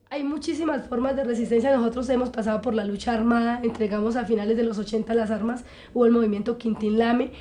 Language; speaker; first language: Spanish; native; Spanish